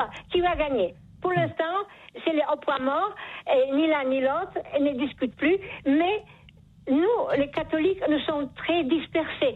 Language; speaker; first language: French; non-native, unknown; Polish